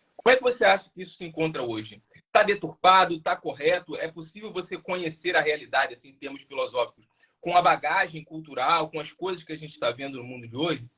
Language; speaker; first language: Portuguese; native; Portuguese